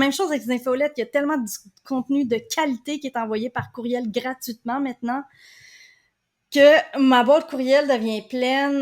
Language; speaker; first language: French; native; French